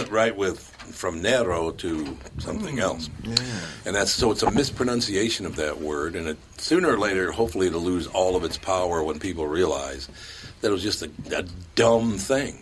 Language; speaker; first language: English; native; English